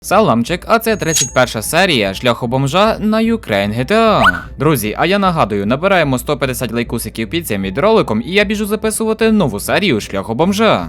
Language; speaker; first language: Ukrainian; native; Ukrainian